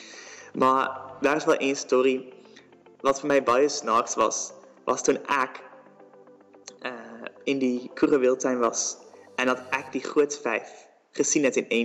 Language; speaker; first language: Afrikaans; non-native, learner; Dutch